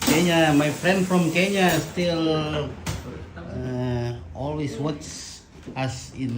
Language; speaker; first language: English; non-native, learner; Indonesian